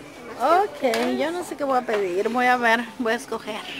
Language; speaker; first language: Spanish; native; Spanish